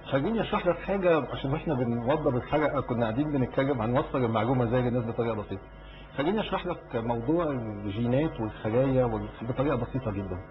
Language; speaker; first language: Arabic; native; Arabic